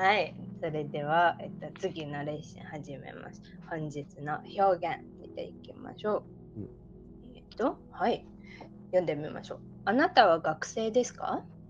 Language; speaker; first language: Japanese; native; Japanese